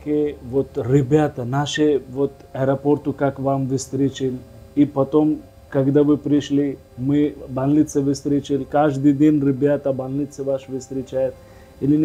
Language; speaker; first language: Russian; non-native, learner; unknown